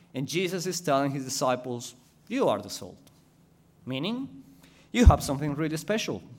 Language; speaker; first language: English; non-native, fluent; Spanish